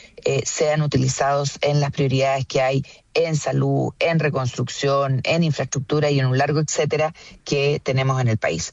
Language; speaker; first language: Spanish; native; Spanish